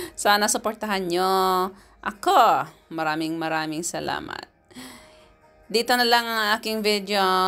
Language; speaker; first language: Filipino; native; Filipino